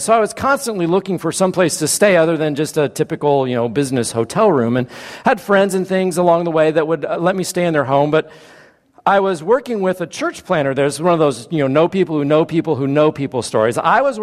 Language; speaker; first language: English; native; English